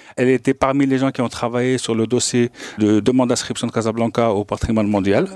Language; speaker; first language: French; non-native, local second language; Arabic